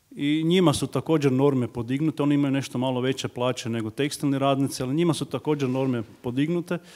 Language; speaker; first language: Croatian; native; Croatian